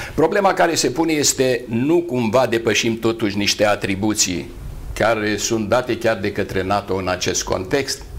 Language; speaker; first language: Romanian; native; Romanian